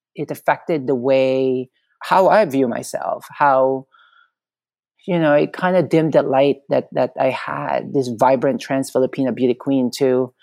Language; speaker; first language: English; non-native, local second language; Filipino